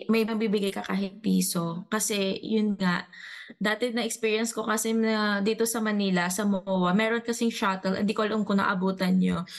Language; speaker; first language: Filipino; non-native, local second language; Cebuano